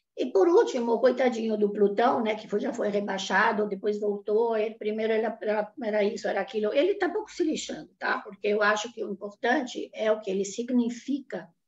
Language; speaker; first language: Portuguese; non-native, fluent; Italian